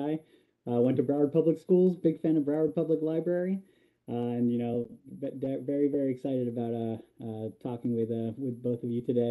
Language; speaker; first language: English; native; English